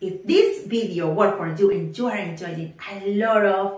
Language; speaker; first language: English; non-native, fluent; Spanish